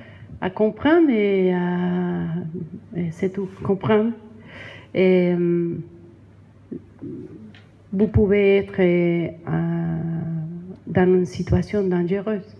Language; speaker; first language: French; non-native, learner; Spanish